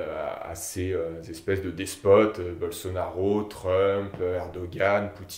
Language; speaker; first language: French; native; French